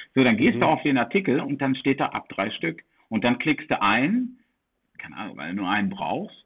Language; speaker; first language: German; early bilingual, heritage; Dutch